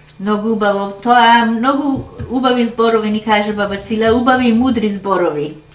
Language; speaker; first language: Macedonian; early bilingual, heritage; Macedonian